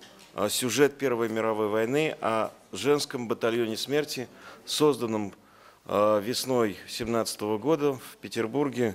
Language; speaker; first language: Russian; native; Russian